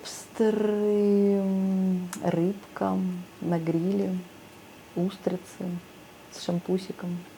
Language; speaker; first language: Russian; native; Russian